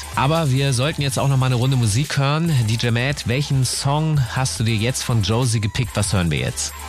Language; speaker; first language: German; native; German